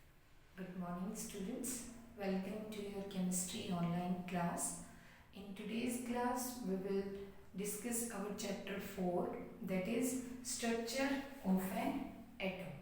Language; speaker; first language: English; non-native, local second language; Hindi